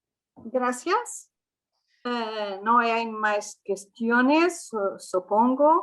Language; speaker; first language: Spanish; non-native, fluent; Portuguese